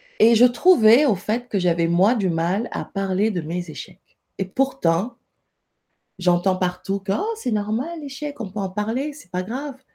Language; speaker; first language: French; non-native, local second language; Wolof